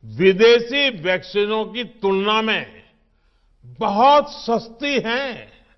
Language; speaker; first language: Hindi; non-native, local second language; Gujarati